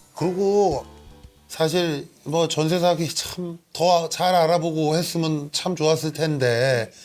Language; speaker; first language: Korean; native; Korean